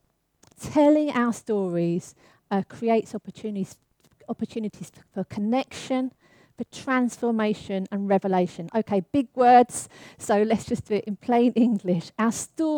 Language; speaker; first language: English; native; English